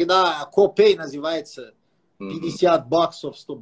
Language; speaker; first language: Russian; non-native, fluent; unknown